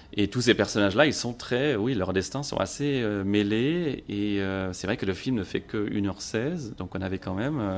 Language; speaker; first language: French; non-native, local second language; Luxembourgish